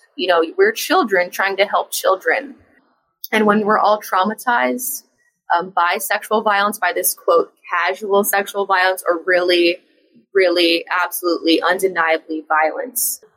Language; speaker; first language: English; native; English